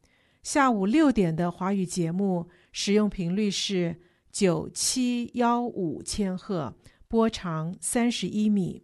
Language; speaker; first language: Chinese; native; Chinese